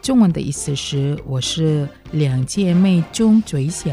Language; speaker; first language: Chinese; non-native, fluent; Indonesian